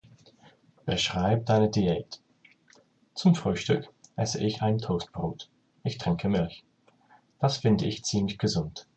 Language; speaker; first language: German; non-native, learner; English